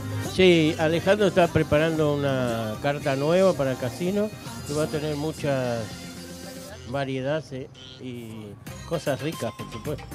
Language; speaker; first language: Spanish; native; Spanish